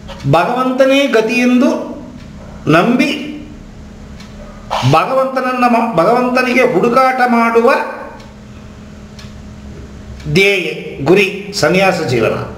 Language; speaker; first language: Kannada; native; Kannada